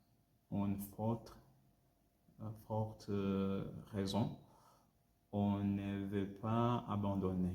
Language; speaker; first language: French; non-native, learner; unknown